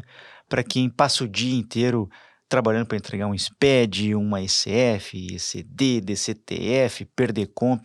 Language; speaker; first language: Portuguese; native; Portuguese